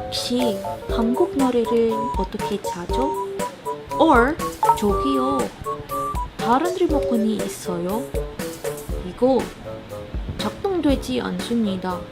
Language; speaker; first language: Korean; non-native, learner; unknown